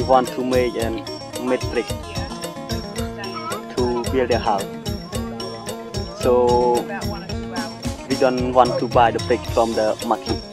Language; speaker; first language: English; non-native, learner; Khmer